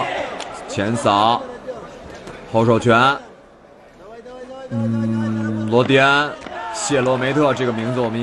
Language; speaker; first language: Chinese; native; Chinese